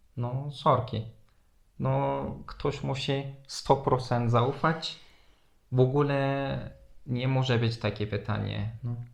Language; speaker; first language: Polish; non-native, fluent; Turkish